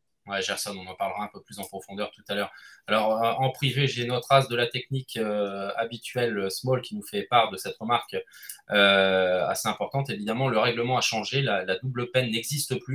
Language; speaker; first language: French; native; French